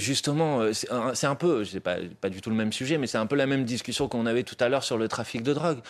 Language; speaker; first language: French; native; French